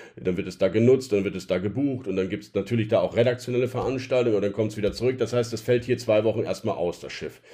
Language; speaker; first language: German; native; German